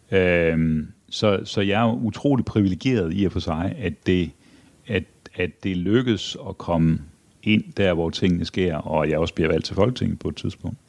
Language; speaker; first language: Danish; native; Danish